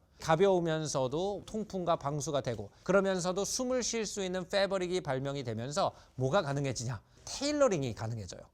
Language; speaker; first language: Korean; native; Korean